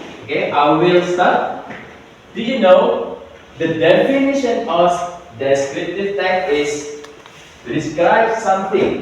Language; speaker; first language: English; non-native, learner; Indonesian